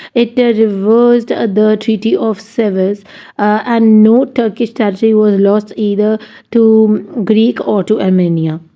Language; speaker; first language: English; non-native, local second language; Urdu